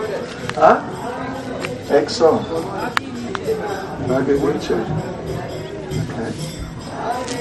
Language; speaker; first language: Russian; non-native, learner; English